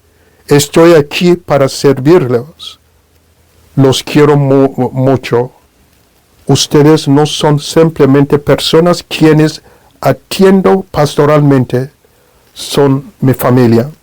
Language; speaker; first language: Spanish; non-native, fluent; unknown